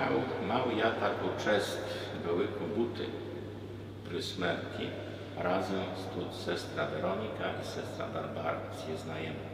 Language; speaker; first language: Ukrainian; non-native, fluent; Polish